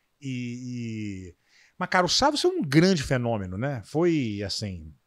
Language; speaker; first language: Portuguese; native; Portuguese